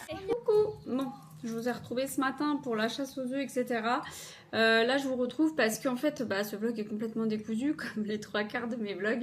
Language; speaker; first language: French; native; French